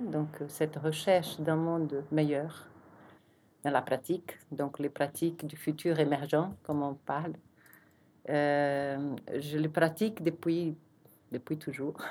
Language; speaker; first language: French; non-native, fluent; Portuguese